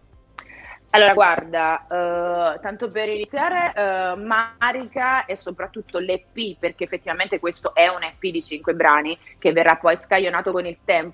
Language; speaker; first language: Italian; native; Italian